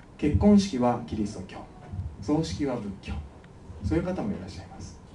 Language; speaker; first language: Japanese; native; Japanese